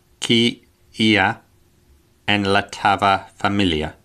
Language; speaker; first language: Catalan; non-native, learner; English